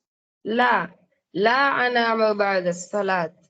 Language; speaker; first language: Arabic; non-native, learner; Tamil